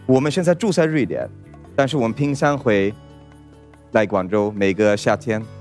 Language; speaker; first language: Chinese; non-native, fluent; Swedish